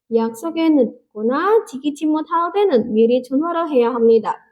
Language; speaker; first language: Korean; non-native, fluent; Indonesian